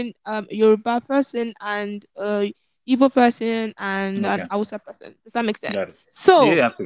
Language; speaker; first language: English; non-native, local second language; Yoruba